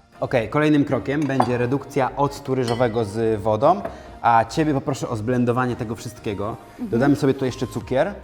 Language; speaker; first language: Polish; native; Polish